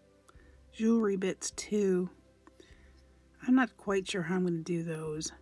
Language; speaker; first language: English; native; English